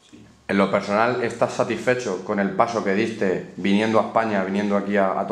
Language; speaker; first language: Spanish; native; Spanish